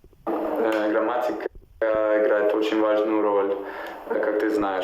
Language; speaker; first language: Russian; non-native, fluent; Italian